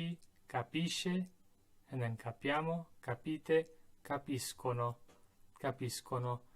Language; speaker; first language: Italian; non-native, fluent; English